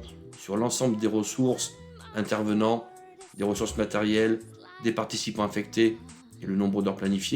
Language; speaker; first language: French; native; French